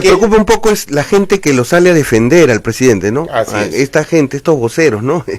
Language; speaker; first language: Spanish; native; Spanish